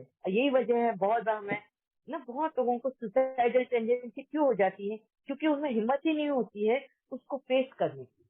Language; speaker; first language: Hindi; native; Hindi